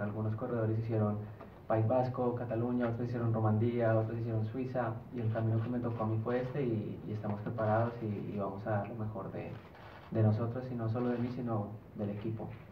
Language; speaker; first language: Spanish; native; Spanish